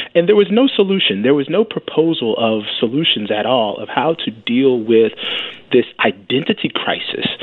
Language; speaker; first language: English; native; English